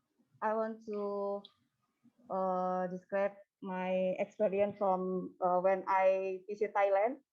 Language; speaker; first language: English; non-native, learner; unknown